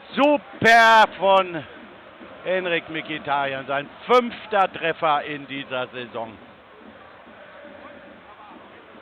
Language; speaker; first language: German; native; German